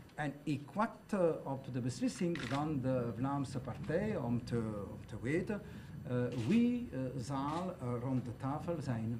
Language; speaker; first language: Dutch; non-native, local second language; French